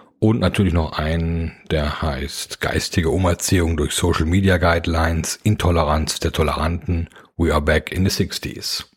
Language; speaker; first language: German; native; German